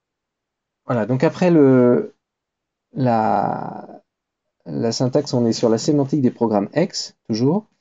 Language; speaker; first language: French; native; French